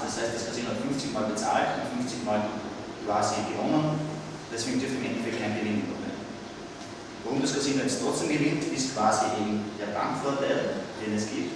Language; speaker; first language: German; native; German